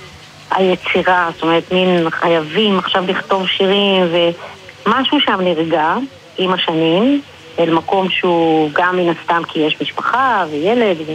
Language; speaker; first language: Hebrew; native; Hebrew